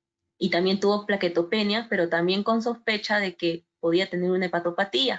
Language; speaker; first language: Spanish; native; Spanish